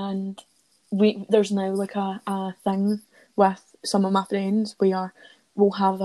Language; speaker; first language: English; native; English